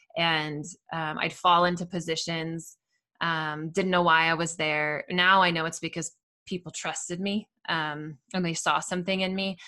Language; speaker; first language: English; native; English